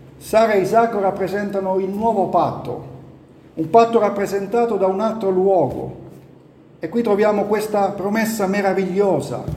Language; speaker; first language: Italian; native; Italian